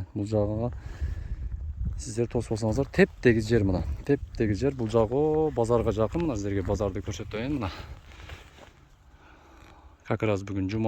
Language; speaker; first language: Kyrgyz; non-native, local second language; Uzbek